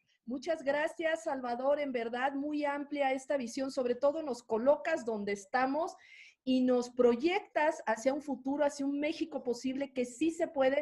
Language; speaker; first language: Spanish; native; Spanish